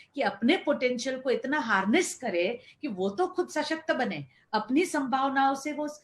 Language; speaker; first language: Hindi; non-native, local second language; Gujarati